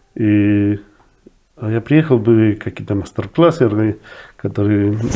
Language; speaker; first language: Russian; non-native, fluent; Spanish